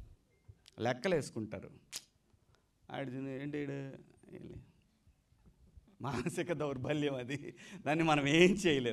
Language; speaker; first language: Telugu; native; Telugu